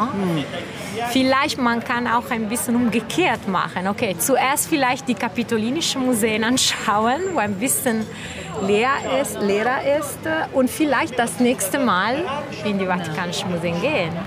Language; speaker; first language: German; non-native, fluent; Italian